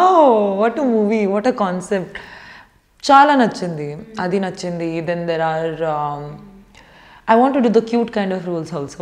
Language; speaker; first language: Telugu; non-native, learner; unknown